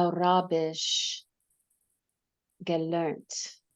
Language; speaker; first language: German; non-native, learner; English